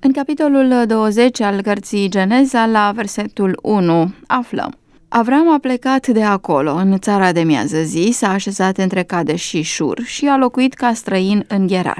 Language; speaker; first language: Romanian; native; Romanian